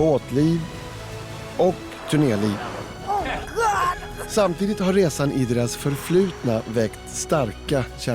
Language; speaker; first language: Swedish; native; Swedish